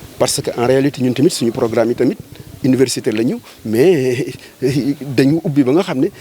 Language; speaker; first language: Wolof; native; Wolof